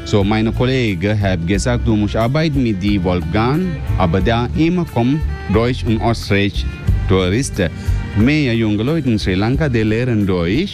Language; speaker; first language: German; non-native, learner; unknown